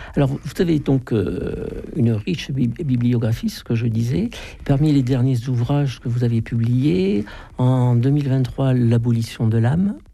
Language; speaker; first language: French; native; French